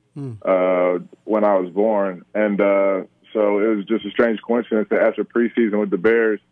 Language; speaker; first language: English; native; English